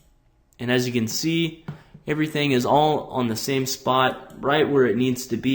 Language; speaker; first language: English; native; English